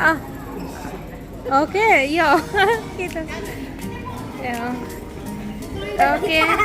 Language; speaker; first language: Finnish; non-native, learner; Bangla